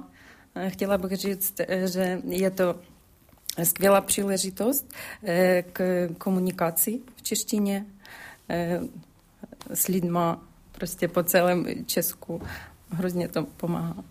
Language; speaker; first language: Czech; non-native, learner; Ukrainian